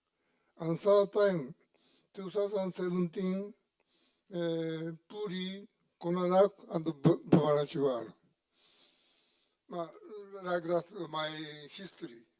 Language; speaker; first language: English; non-native, learner; Japanese